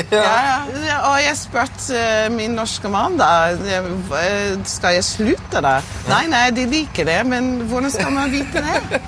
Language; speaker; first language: Norwegian; non-native, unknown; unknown